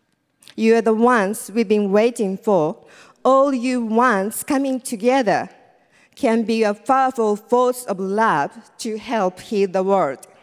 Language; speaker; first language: English; non-native, fluent; Japanese